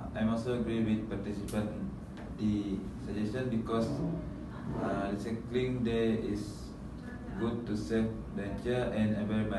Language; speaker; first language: English; non-native, learner; Malay